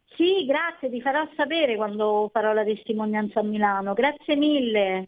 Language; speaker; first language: Italian; native; Italian